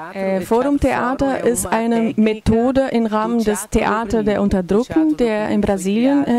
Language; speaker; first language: German; non-native, fluent; Portuguese